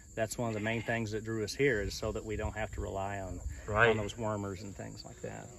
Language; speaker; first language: English; native; English